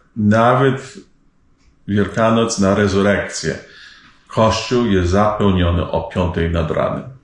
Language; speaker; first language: Polish; early bilingual, heritage; Polish